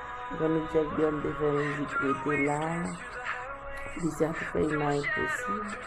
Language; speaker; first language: French; non-native, local second language; Haitian Creole